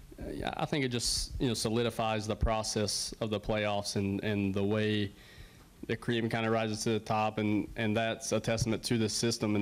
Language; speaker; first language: English; native; English